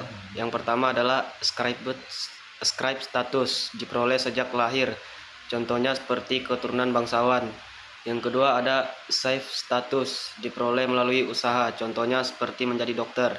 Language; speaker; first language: Indonesian; native; Indonesian